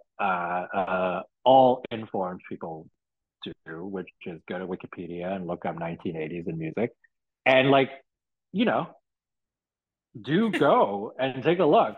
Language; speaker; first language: English; non-native, local second language; Cantonese